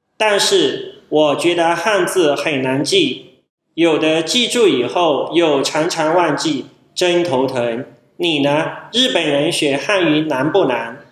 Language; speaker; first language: Chinese; non-native, fluent; Thai